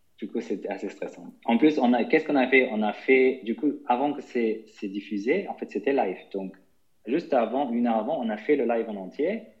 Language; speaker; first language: French; non-native, fluent; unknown